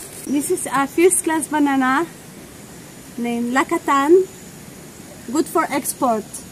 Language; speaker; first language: English; non-native, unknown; Polish